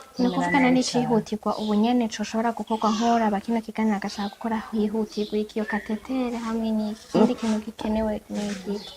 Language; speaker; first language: Rundi; native; Rundi